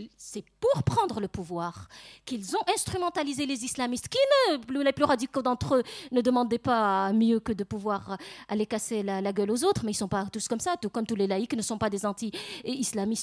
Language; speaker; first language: French; non-native, local second language; Arabic